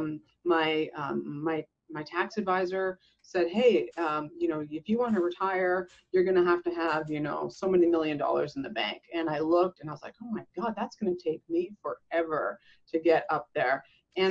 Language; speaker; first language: English; native; English